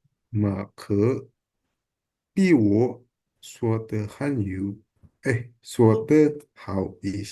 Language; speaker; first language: Chinese; non-native, learner; Indonesian